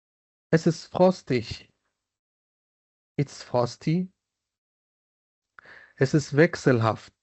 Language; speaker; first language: German; non-native, fluent; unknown